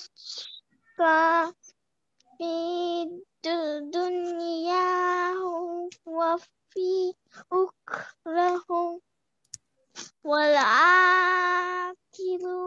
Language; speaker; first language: Arabic; non-native, learner; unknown